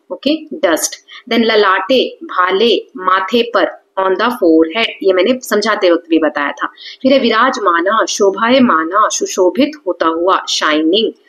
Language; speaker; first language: Hindi; native; Hindi